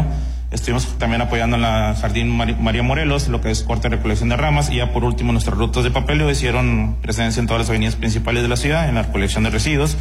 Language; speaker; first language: Spanish; native; Spanish